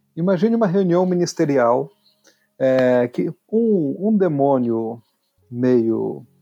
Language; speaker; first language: Portuguese; native; Portuguese